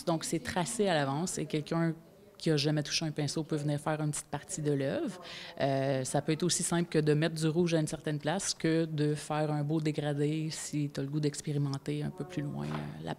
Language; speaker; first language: French; native; French